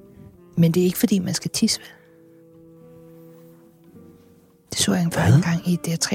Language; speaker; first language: Danish; native; Danish